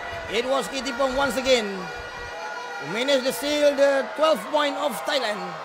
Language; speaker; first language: English; non-native, local second language; Malay